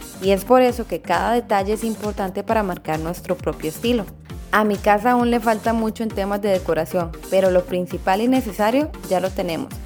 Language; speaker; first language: Spanish; native; Spanish